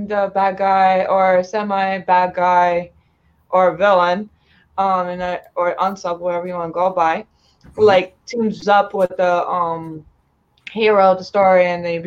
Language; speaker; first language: English; non-native, fluent; Uzbek